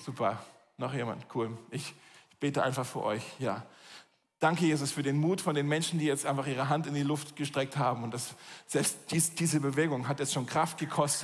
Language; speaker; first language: German; native; German